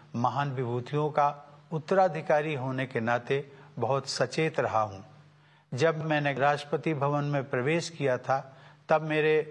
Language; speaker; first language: Hindi; native; Hindi